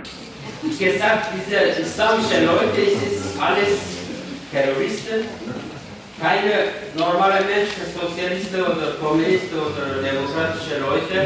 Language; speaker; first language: German; non-native, learner; Kurdish